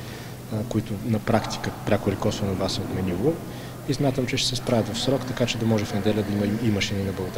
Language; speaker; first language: Bulgarian; native; Bulgarian